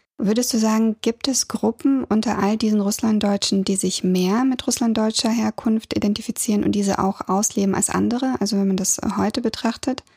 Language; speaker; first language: German; early bilingual, other home language; Russian